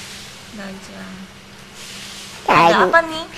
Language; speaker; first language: Indonesian; native; Indonesian